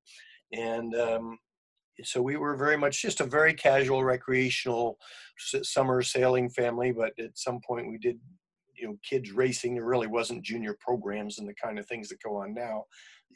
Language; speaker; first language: English; native; English